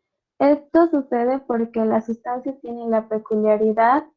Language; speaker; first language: Spanish; native; Spanish